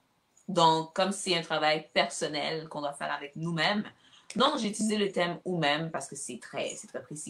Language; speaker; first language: French; native; French